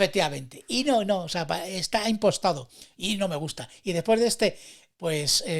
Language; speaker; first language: Spanish; native; Spanish